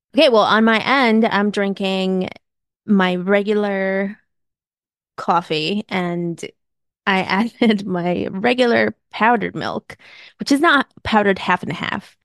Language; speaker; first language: English; early bilingual, other home language; Spanish